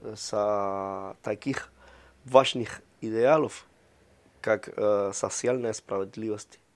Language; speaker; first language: Russian; non-native, fluent; Spanish